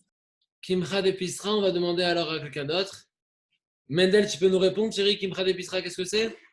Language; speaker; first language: French; native; French